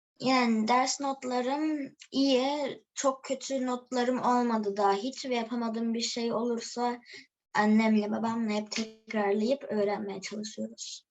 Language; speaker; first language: Turkish; early bilingual, heritage; Turkish